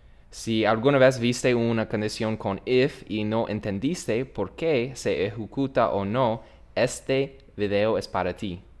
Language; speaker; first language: Spanish; non-native, learner; English